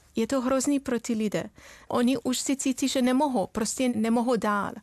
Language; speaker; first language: Czech; non-native, fluent; Persian